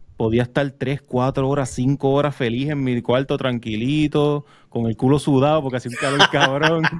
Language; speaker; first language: Spanish; native; Spanish